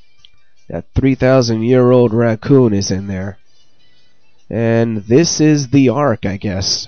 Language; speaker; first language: English; native; English